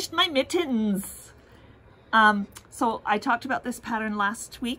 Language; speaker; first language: English; native; English